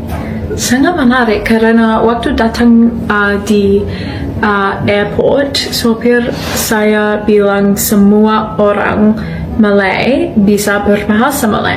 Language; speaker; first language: Indonesian; non-native, learner; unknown